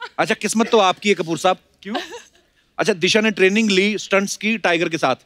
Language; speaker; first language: Hindi; native; Hindi